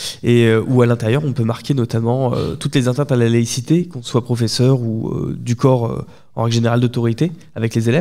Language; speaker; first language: French; native; French